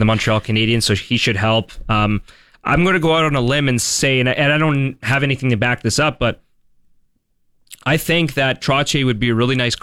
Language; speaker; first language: English; native; English